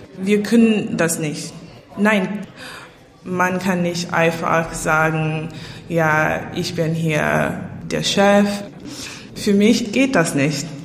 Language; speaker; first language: German; non-native, fluent; English